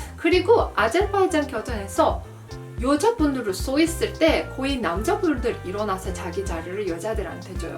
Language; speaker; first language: Korean; non-native, fluent; Azerbaijani